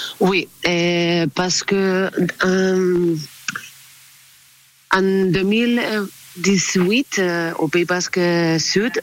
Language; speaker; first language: French; non-native, learner; Spanish